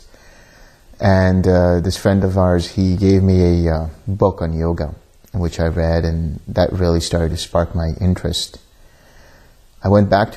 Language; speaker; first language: English; native; English